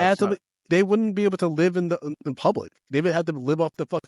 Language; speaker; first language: English; native; English